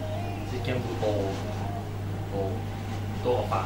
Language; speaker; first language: Chinese; non-native, learner; Thai